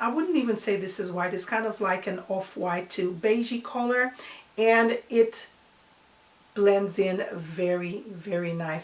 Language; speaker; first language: English; non-native, fluent; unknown